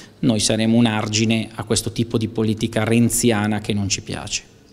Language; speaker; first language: Italian; native; Italian